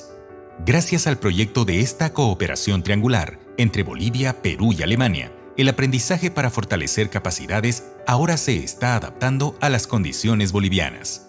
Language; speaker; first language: Spanish; native; Spanish